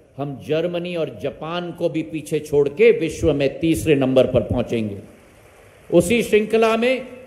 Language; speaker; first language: Hindi; native; Hindi